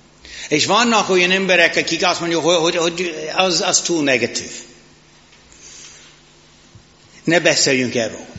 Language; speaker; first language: Hungarian; non-native, fluent; English